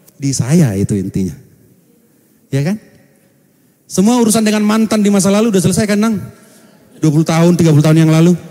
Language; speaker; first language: Indonesian; non-native, local second language; Batak Toba